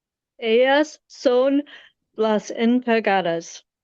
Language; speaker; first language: Spanish; non-native, learner; English